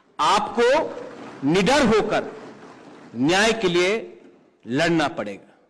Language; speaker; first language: Hindi; non-native, local second language; Kok Borok